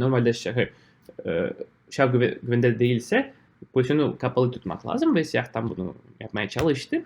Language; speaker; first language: Turkish; non-native, fluent; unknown